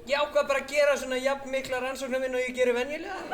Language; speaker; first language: Icelandic; non-native, fluent; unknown